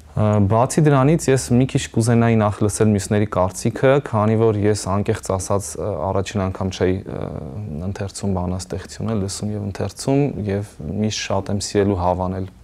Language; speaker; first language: Armenian; native; Armenian